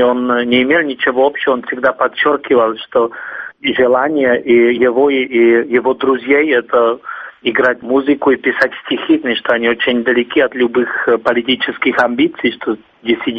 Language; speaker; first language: Russian; non-native, fluent; Czech